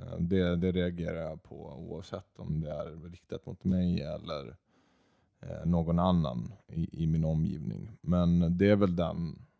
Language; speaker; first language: Swedish; early bilingual, other home language; Serbian